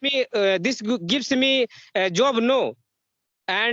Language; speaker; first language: English; non-native, learner; Hindi